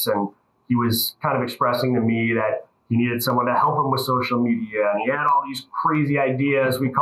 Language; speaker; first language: English; native; English